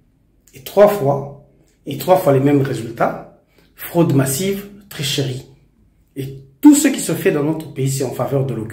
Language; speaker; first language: French; non-native, local second language; Lingala